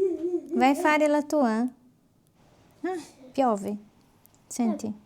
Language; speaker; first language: Italian; non-native, learner; Portuguese